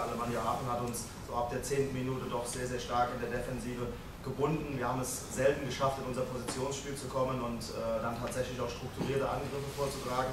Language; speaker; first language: German; native; German